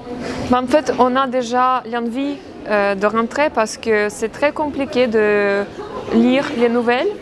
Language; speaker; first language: French; non-native, fluent; Ukrainian